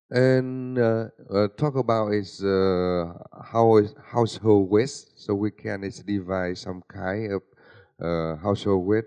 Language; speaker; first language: English; non-native, learner; Vietnamese